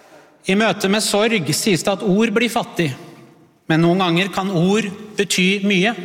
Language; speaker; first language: Norwegian; early bilingual, other home language; Persian